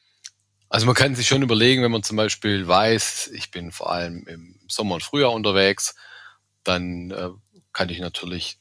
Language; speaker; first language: German; native; German